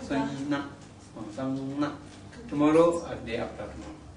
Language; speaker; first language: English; non-native, learner; Tibetan